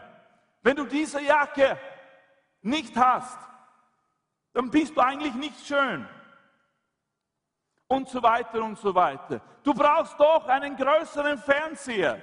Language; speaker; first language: German; non-native, fluent; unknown